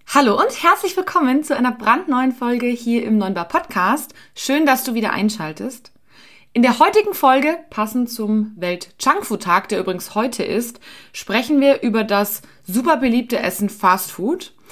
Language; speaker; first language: German; native; German